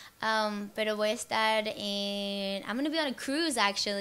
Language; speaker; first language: English; early bilingual, other home language; Spanish